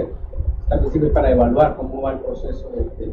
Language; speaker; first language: Spanish; native; Spanish